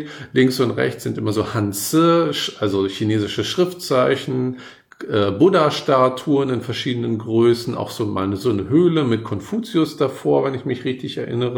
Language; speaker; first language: German; native; German